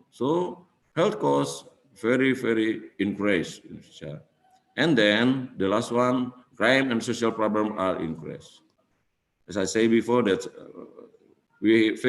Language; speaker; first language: English; non-native, fluent; Indonesian